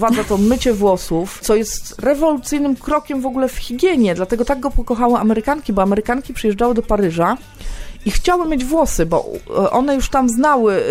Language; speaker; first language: Polish; native; Polish